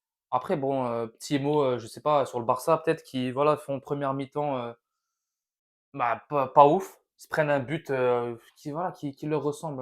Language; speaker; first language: French; native; French